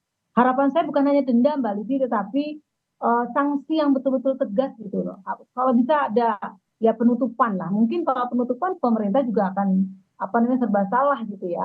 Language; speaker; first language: Indonesian; native; Indonesian